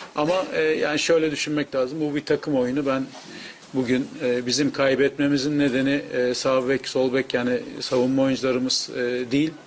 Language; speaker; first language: Turkish; native; Turkish